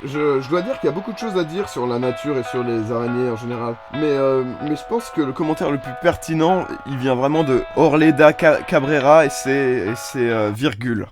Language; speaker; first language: French; native; French